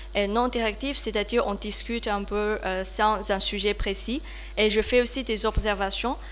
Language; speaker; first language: French; non-native, fluent; Chinese